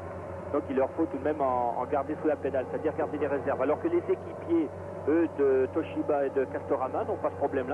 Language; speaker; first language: French; native; French